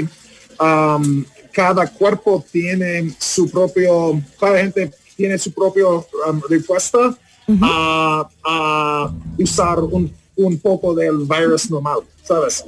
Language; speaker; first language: Spanish; non-native, learner; English